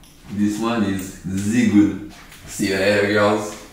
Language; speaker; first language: English; non-native, fluent; French